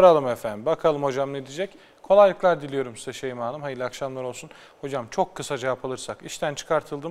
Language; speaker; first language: Turkish; native; Turkish